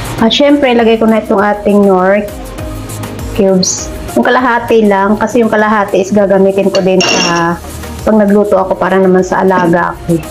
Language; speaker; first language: Filipino; non-native, local second language; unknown